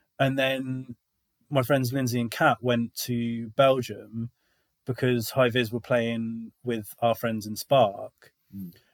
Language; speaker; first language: English; native; English